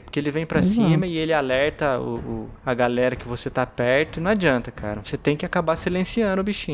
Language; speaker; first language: Portuguese; native; Portuguese